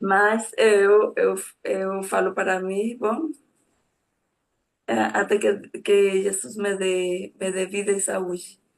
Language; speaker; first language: Portuguese; non-native, fluent; Spanish